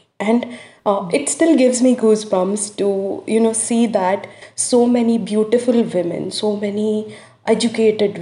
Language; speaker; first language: English; non-native, local second language; Hindi